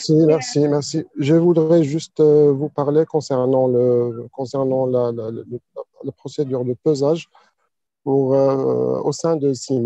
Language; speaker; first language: French; non-native, local second language; Arabic